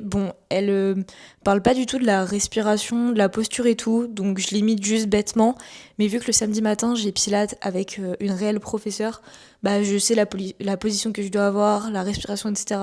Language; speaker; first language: French; native; French